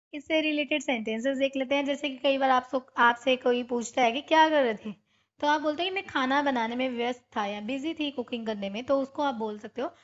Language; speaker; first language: Hindi; non-native, local second language; Punjabi